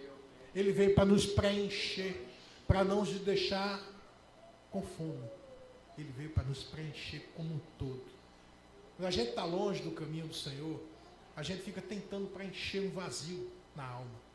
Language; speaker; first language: Portuguese; native; Portuguese